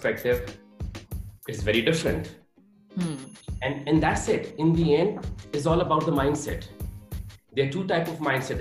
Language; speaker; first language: English; non-native, local second language; Urdu